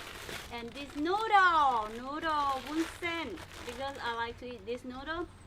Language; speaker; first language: English; non-native, learner; Thai